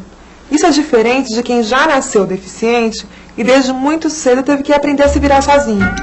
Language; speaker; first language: Portuguese; native; Portuguese